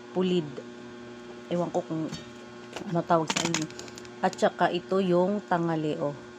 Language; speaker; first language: Filipino; native; Filipino